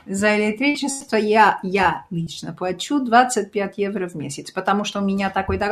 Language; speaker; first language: Russian; early bilingual, heritage; Russian